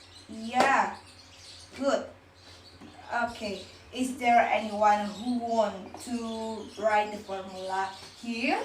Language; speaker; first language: English; non-native, learner; Indonesian